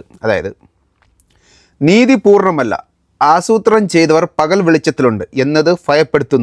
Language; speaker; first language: Malayalam; native; Malayalam